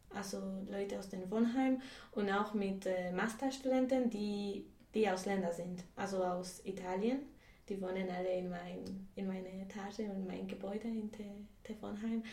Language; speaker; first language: German; non-native, fluent; Spanish